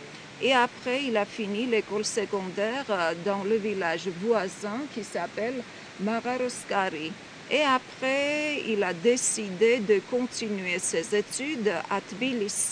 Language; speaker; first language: French; non-native, fluent; Georgian